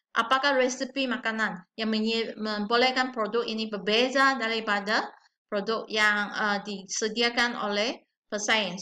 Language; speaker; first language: Malay; non-native, local second language; Chinese